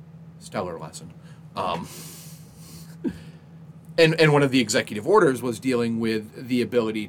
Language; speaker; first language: English; native; English